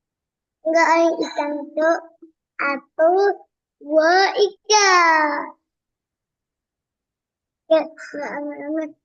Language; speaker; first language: Indonesian; native; Indonesian